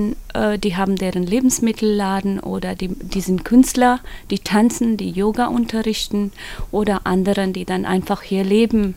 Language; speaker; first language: German; non-native, learner; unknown